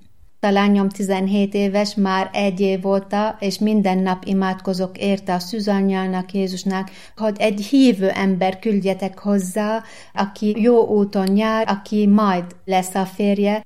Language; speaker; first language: Hungarian; non-native, learner; Arabic